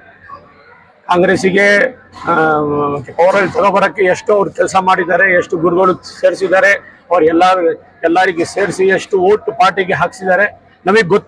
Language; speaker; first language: Kannada; non-native, local second language; Urdu